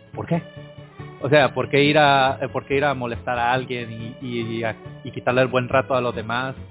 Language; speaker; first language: Spanish; native; Spanish